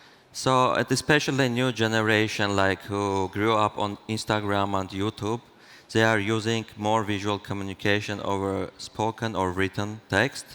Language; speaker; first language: English; non-native, fluent; Armenian